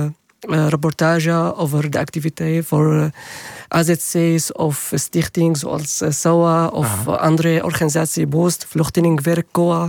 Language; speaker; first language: Dutch; non-native, learner; Arabic